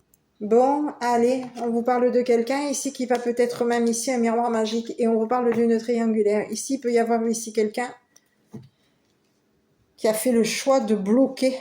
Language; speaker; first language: French; native; French